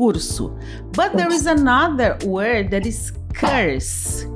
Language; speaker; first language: English; non-native, fluent; Portuguese